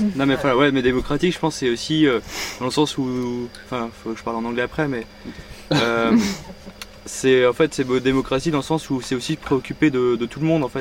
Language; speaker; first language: French; native; French